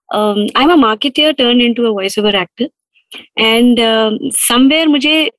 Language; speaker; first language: Hindi; native; Hindi